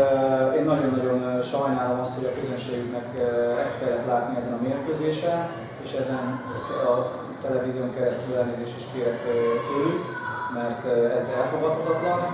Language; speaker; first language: Hungarian; native; Hungarian